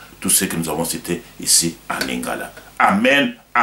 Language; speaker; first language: French; non-native, local second language; Lingala